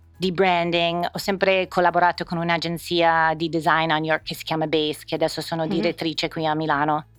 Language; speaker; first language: Italian; non-native, fluent; English